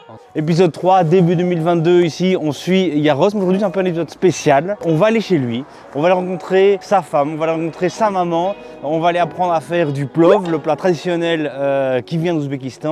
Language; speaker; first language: French; native; French